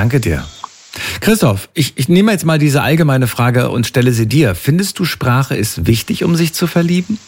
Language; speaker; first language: German; native; German